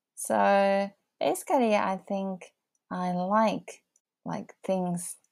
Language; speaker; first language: English; non-native, fluent; Japanese